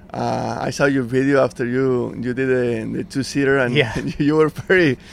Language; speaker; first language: English; non-native, fluent; Spanish